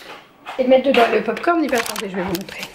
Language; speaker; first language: French; native; French